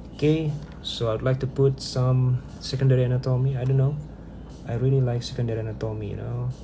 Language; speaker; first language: English; non-native, fluent; Indonesian